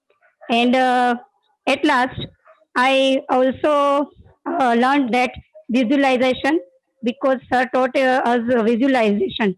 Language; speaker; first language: English; non-native, learner; Gujarati